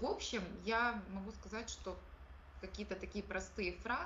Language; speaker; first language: Russian; non-native, local second language; Ukrainian